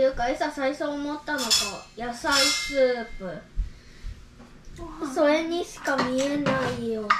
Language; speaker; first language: Japanese; early bilingual, other home language; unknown